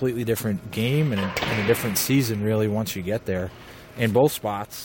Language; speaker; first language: English; native; English